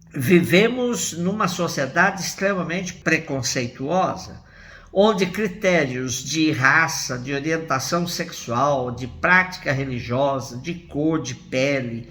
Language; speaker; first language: Portuguese; native; Portuguese